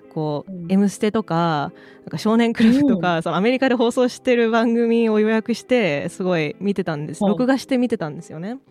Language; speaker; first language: Japanese; early bilingual, heritage; English